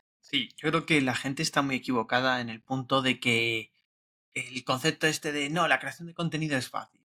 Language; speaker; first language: Spanish; native; Spanish